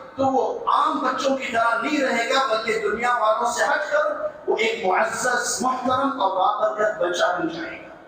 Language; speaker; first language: Urdu; native; Urdu